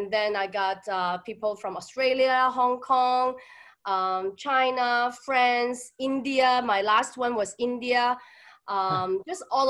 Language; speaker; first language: English; non-native, local second language; Cantonese